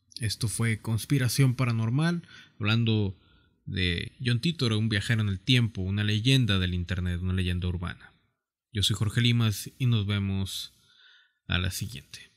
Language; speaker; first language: Spanish; native; Spanish